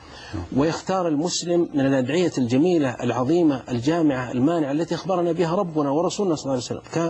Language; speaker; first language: Arabic; native; Arabic